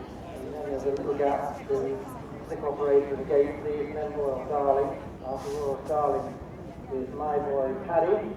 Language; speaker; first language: English; native; English